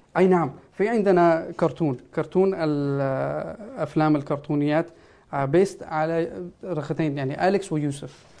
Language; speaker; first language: Arabic; non-native, local second language; Urdu